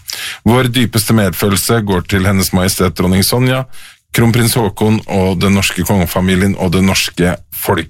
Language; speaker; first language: Norwegian; native; Norwegian